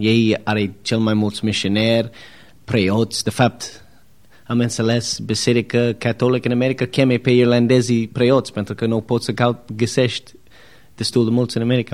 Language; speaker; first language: Romanian; non-native, learner; English